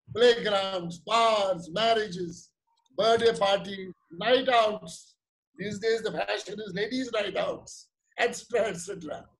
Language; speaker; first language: English; non-native, local second language; Kashmiri